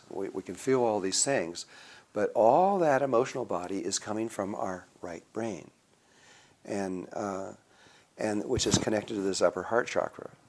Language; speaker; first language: English; native; English